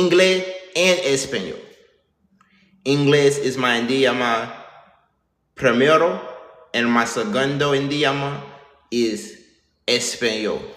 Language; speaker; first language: Spanish; non-native, learner; English